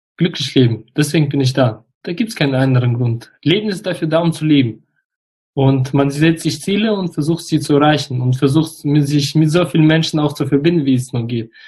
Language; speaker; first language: German; non-native, fluent; Russian